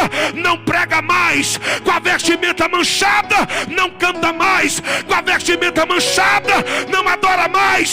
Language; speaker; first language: Portuguese; native; Portuguese